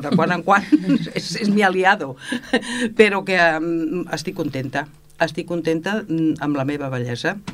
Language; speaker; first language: Catalan; native; Catalan